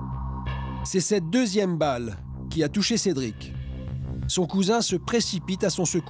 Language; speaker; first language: French; native; French